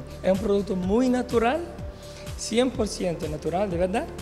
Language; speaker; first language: Spanish; non-native, fluent; Italian